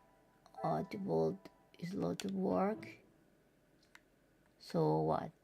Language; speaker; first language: English; non-native, learner; Japanese